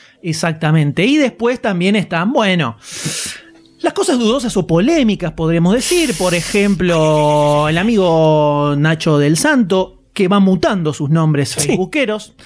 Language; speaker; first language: Spanish; native; Spanish